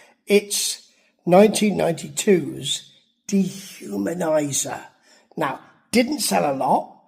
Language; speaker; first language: English; native; English